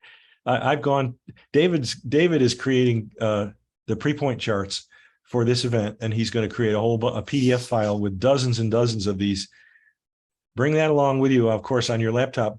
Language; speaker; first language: English; native; English